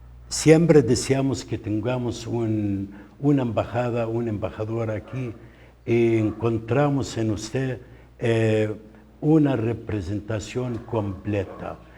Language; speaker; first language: Spanish; non-native, fluent; Arabic